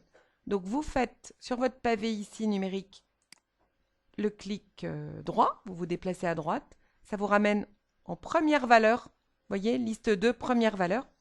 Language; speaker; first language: French; native; French